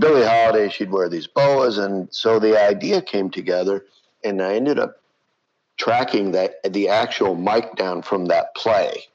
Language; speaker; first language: English; native; English